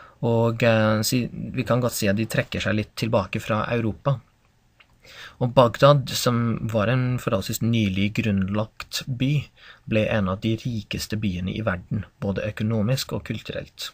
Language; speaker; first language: Norwegian; non-native, fluent; English